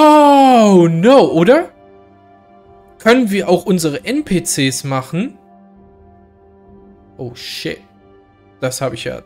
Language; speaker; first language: German; native; German